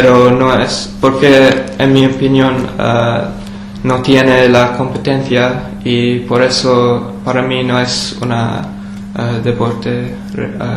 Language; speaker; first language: Spanish; non-native, learner; English